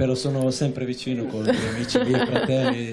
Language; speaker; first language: Italian; non-native, learner; Serbian